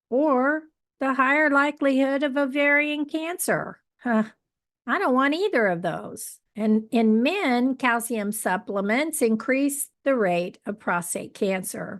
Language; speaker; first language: English; native; English